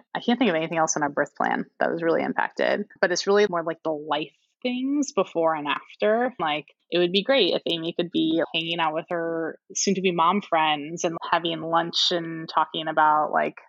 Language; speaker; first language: English; native; English